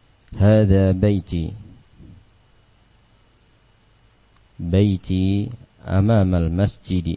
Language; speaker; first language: Arabic; non-native, fluent; Indonesian